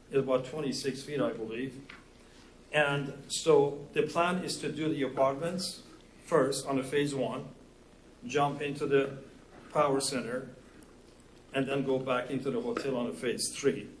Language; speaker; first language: English; non-native, fluent; Persian